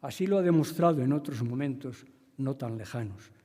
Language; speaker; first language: Spanish; native; Spanish